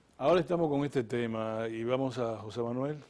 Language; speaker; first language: Spanish; native; Spanish